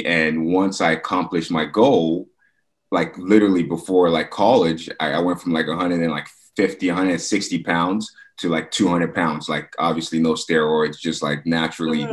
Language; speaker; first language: English; non-native, local second language; Yoruba